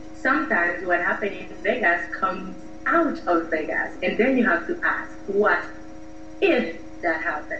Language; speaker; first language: English; non-native, fluent; Haitian Creole